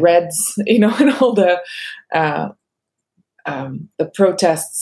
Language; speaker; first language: English; non-native, fluent; Russian